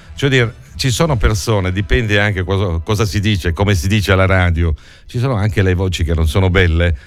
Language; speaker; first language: Italian; native; Italian